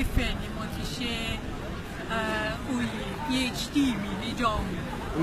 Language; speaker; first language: Yoruba; non-native, fluent; English